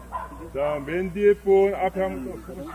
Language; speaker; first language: Korean; native; Korean